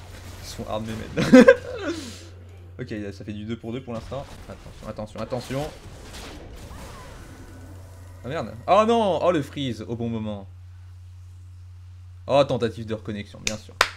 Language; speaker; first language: French; native; French